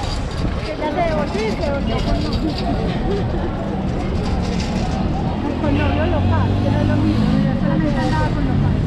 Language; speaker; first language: Spanish; native; Spanish